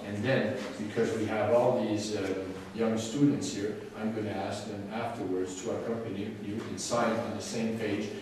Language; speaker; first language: English; non-native, fluent; French